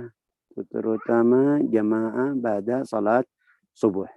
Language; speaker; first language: Indonesian; non-native, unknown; Arabic